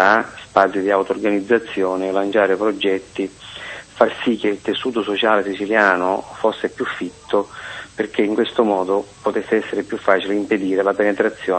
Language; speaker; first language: Italian; native; Italian